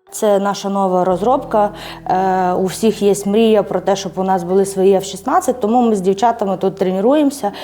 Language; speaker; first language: Ukrainian; native; Ukrainian